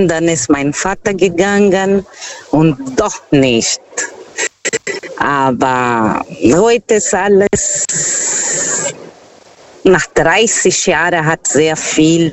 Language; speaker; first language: German; non-native, fluent; Portuguese